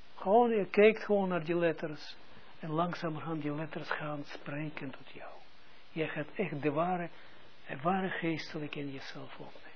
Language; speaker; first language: Dutch; non-native, fluent; Hebrew